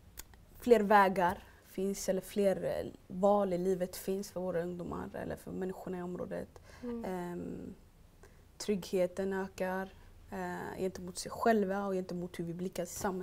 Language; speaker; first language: Swedish; early bilingual, other home language; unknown